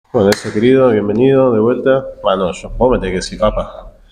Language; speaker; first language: Spanish; native; Spanish